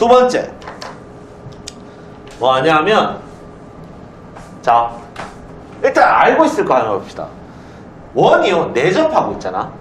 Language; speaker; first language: Korean; native; Korean